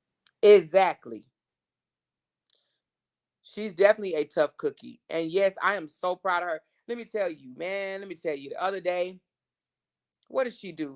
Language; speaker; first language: English; native; English